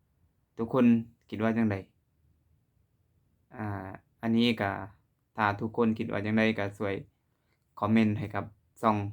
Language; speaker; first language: Thai; non-native, local second language; Lao